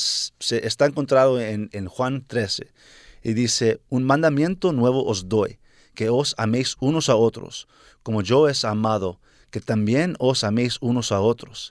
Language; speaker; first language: Spanish; early bilingual, heritage; Spanish